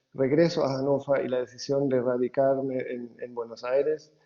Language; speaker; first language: Spanish; non-native, fluent; German